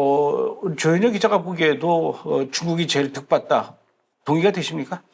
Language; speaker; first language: Korean; native; Korean